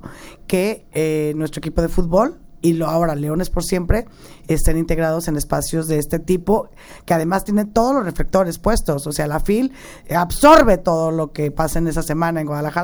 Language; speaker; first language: Spanish; native; Spanish